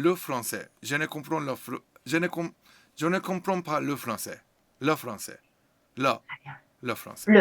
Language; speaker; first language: French; non-native, learner; English